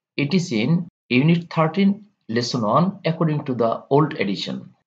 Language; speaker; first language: English; non-native, local second language; Bangla